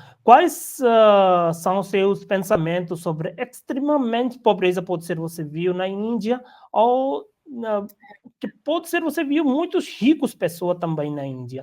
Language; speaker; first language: Portuguese; non-native, learner; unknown